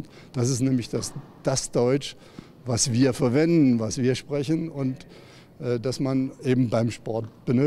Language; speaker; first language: German; native; German